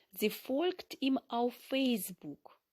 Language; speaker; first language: German; non-native, fluent; Ukrainian